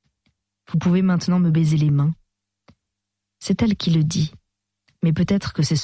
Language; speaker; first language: French; native; French